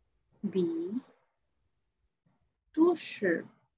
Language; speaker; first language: Chinese; non-native, learner; English